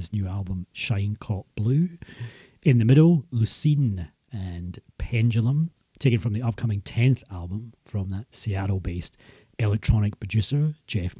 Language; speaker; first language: English; native; English